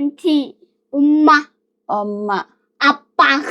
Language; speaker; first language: Korean; non-native, learner; Mongolian